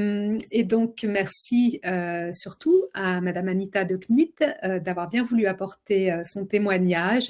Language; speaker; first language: French; native; French